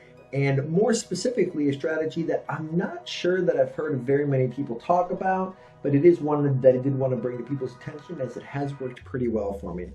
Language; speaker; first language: English; native; English